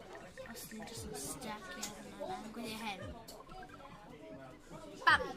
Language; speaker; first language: Welsh; non-native, local second language; English